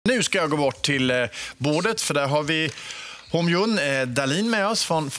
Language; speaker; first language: Swedish; native; Swedish